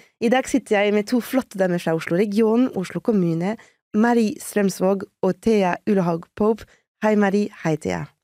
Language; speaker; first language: Norwegian; non-native, fluent; French